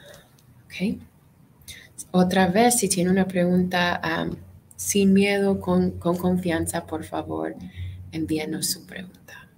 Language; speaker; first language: Spanish; non-native, fluent; English